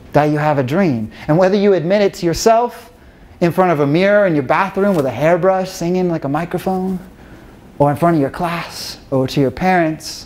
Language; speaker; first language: English; native; English